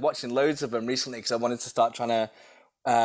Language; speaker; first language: English; native; English